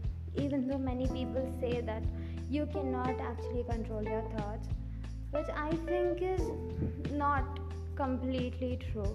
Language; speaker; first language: English; non-native, local second language; Hindi